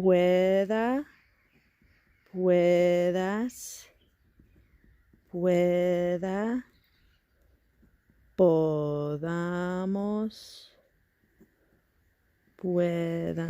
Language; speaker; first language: Spanish; non-native, fluent; English